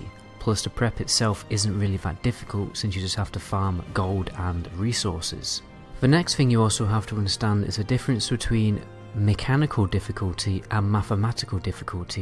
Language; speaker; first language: English; native; English